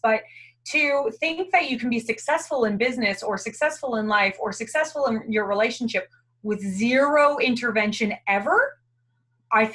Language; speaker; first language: English; native; English